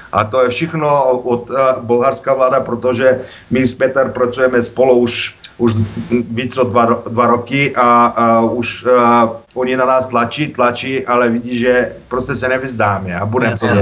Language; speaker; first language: Czech; non-native, learner; Bulgarian